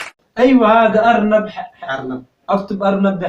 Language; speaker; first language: Arabic; native; Arabic